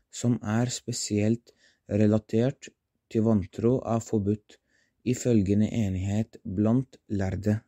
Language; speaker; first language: Norwegian; non-native, fluent; Arabic